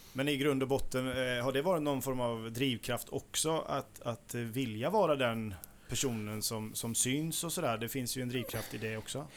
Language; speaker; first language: Swedish; native; Swedish